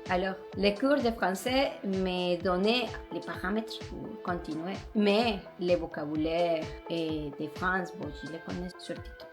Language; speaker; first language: French; non-native, learner; Spanish